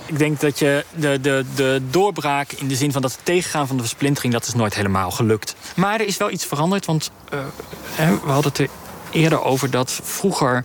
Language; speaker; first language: Dutch; native; Dutch